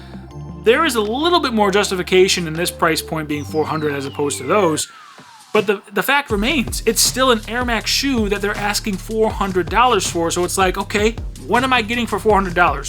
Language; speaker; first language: English; native; English